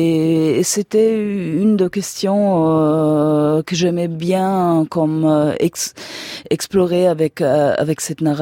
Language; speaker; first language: French; non-native, fluent; German